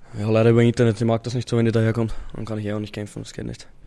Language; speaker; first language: German; native; German